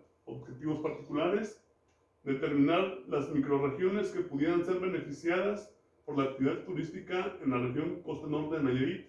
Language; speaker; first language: Spanish; native; Spanish